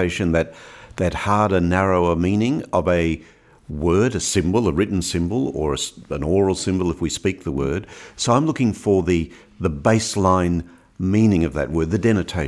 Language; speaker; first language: English; native; English